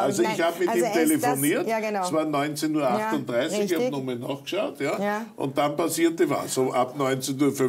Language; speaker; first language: German; native; German